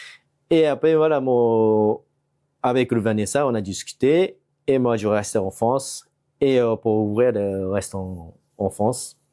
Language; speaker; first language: French; non-native, fluent; Japanese